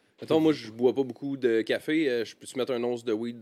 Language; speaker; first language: French; native; French